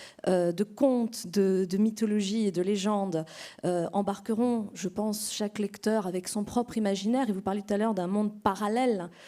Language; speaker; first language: French; native; French